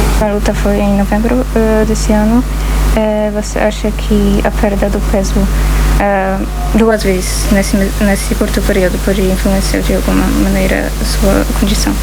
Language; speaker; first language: Portuguese; non-native, fluent; Polish